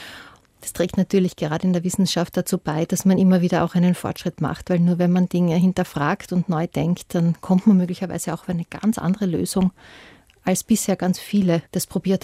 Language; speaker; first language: German; native; German